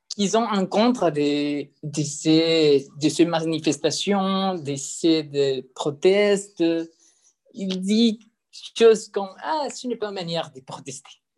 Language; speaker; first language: French; non-native, learner; Spanish